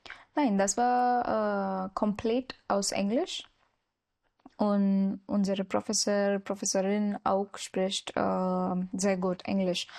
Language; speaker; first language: German; non-native, learner; Marathi